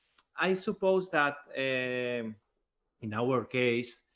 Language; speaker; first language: English; non-native, learner; Spanish